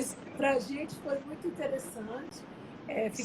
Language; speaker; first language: Portuguese; native; Portuguese